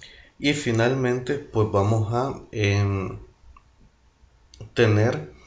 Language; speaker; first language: Spanish; native; Spanish